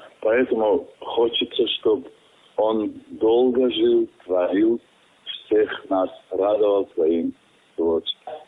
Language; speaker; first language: Russian; non-native, local second language; Tajik